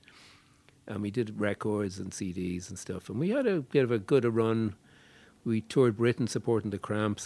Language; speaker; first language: English; native; English